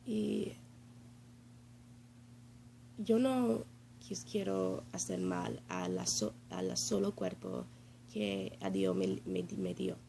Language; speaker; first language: Spanish; non-native, learner; English